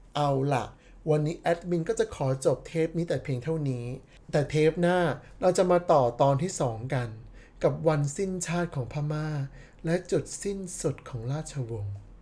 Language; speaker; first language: Thai; native; Thai